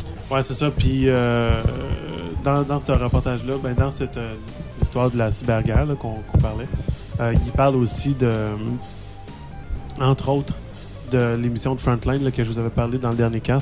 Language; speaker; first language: French; native; French